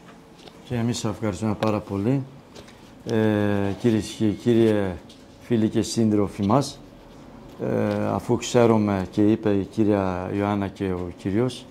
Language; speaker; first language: Greek; non-native, learner; Kurdish